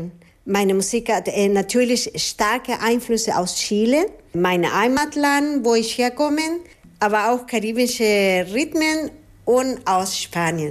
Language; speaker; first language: German; non-native, fluent; Spanish